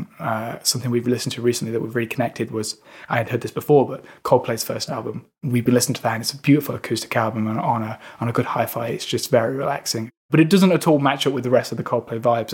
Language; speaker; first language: English; native; English